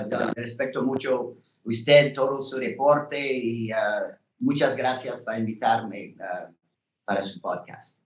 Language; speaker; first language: Spanish; non-native, learner; French